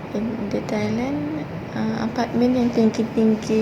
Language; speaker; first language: Indonesian; non-native, learner; Malay